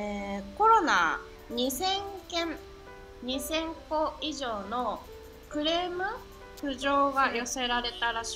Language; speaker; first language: Japanese; native; Japanese